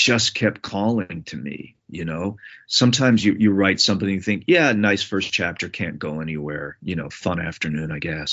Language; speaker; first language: English; native; English